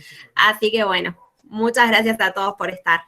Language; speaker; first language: Spanish; native; Spanish